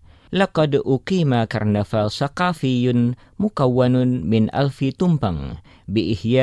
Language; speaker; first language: Arabic; non-native, fluent; Indonesian